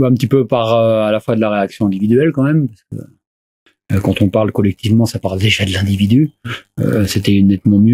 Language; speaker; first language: French; native; French